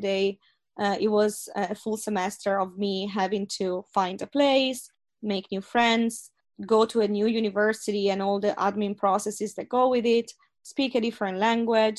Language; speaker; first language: English; non-native, fluent; Italian